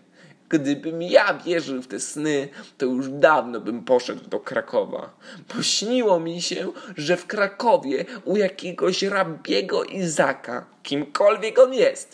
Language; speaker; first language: Polish; native; Polish